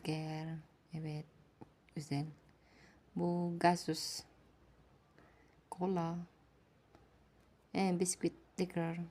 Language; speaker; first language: Turkish; non-native, learner; Filipino